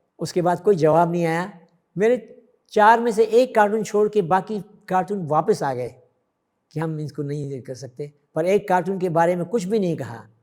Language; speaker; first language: Hindi; early bilingual, other home language; Sindhi